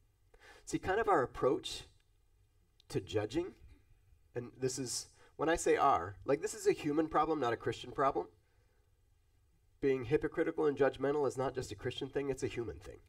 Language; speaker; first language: English; native; English